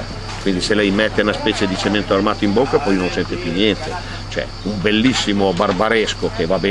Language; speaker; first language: Italian; native; Italian